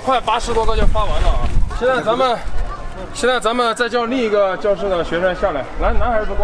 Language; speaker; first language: Chinese; native; Chinese